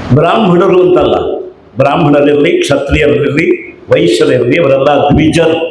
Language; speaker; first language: Kannada; native; Kannada